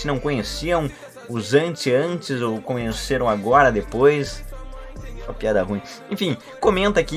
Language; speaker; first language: Portuguese; native; Portuguese